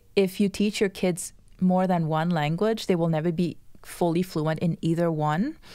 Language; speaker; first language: English; non-native, local second language; Morisyen